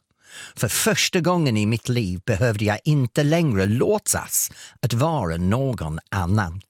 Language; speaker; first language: Swedish; non-native, fluent; English